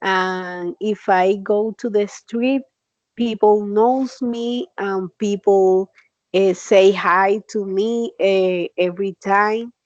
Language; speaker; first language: English; non-native, learner; Spanish